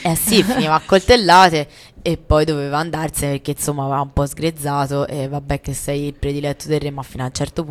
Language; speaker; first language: Italian; native; Italian